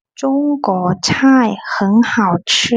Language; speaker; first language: Chinese; non-native, fluent; Burmese